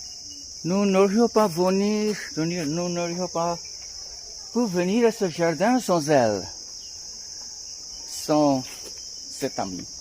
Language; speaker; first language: French; non-native, fluent; Bangla